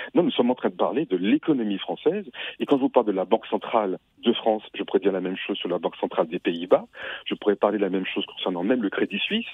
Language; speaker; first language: French; native; French